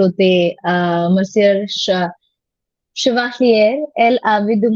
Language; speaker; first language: French; non-native, learner; Hindi